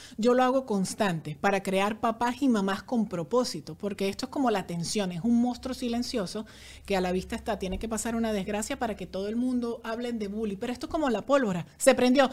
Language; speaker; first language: Spanish; native; Spanish